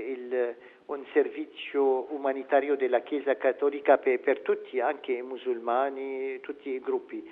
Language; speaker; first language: Italian; non-native, fluent; Arabic